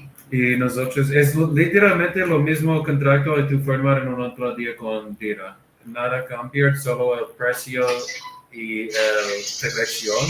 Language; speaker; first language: Spanish; non-native, learner; English